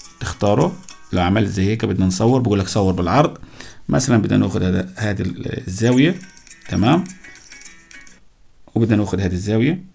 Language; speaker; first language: Arabic; native; Arabic